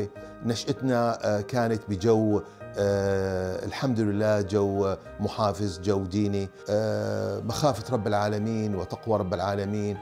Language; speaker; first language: Arabic; native; Arabic